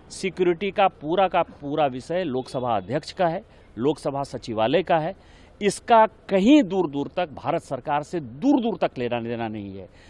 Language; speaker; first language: Hindi; native; Hindi